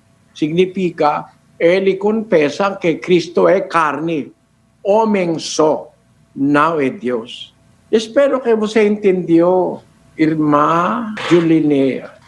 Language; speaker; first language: Portuguese; non-native, learner; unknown